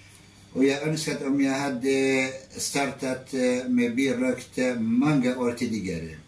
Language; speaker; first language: Norwegian; non-native, fluent; Arabic